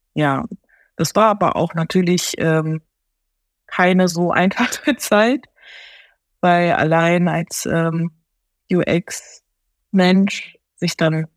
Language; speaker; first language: German; early bilingual, other home language; Japanese